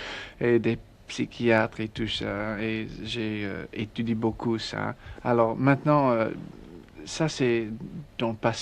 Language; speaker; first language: French; non-native, learner; English